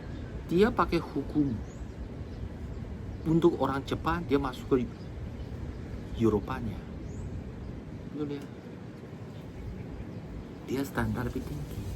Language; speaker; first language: Indonesian; non-native, fluent; Chinese